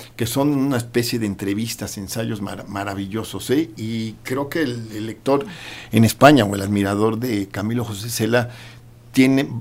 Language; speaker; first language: Spanish; native; Spanish